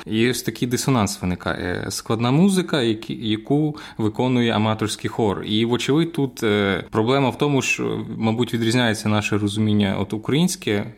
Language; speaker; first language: Ukrainian; native; Ukrainian